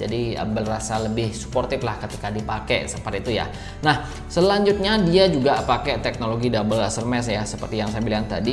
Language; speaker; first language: Indonesian; native; Indonesian